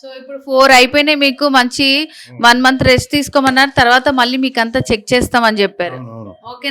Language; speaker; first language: Telugu; native; Telugu